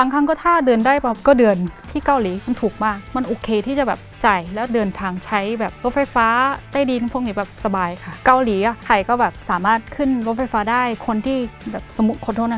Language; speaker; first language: Thai; non-native, fluent; Korean